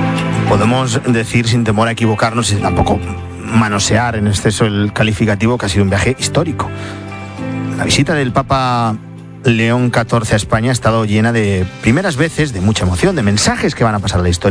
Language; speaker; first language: Spanish; native; Spanish